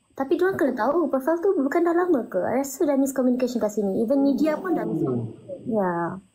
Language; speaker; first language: Malay; native; Malay